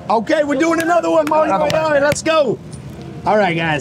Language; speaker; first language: English; native; English